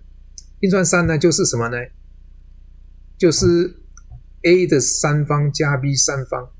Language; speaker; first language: Chinese; native; Chinese